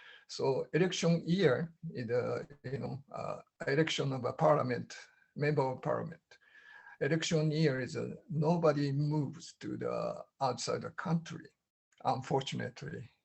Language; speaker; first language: English; non-native, learner; Japanese